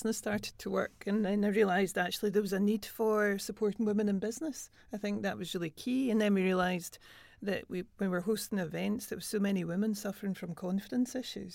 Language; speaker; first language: English; native; English